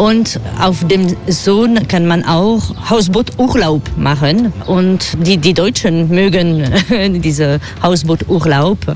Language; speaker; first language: German; non-native, fluent; French